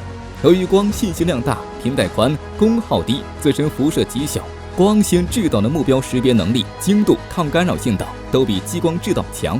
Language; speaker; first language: Chinese; native; Chinese